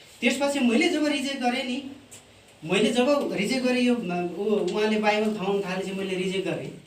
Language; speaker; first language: Nepali; non-native, local second language; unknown